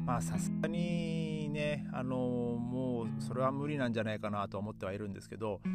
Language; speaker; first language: Japanese; native; Japanese